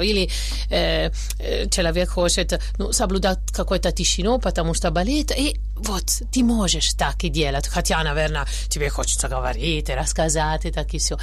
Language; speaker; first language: Russian; non-native, learner; Italian